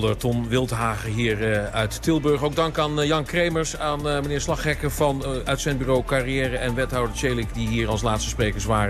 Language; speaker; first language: Dutch; native; Dutch